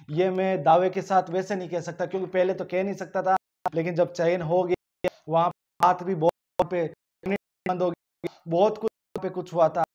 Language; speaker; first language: Hindi; native; Hindi